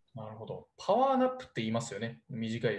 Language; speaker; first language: Japanese; native; Japanese